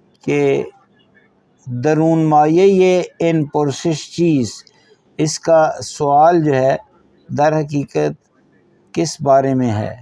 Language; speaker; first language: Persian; non-native, fluent; Urdu